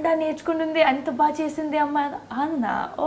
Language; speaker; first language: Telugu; non-native, learner; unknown